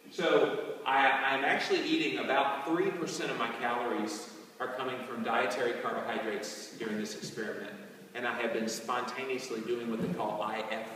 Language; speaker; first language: English; native; English